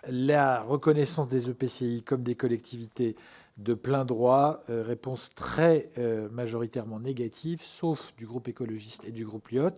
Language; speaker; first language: French; native; French